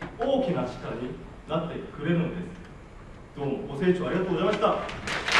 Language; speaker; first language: Japanese; non-native, fluent; Korean